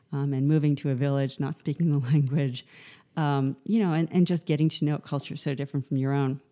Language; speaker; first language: English; native; English